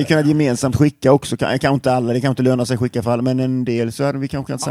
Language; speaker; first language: Swedish; native; Swedish